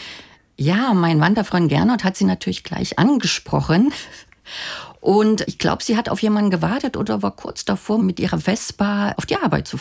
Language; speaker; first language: German; native; German